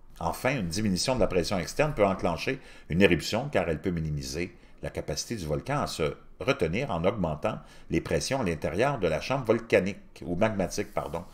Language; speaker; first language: French; native; French